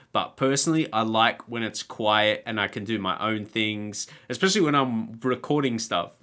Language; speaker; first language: English; native; English